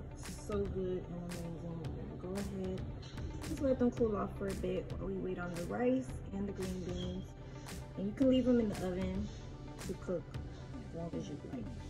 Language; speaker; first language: English; native; English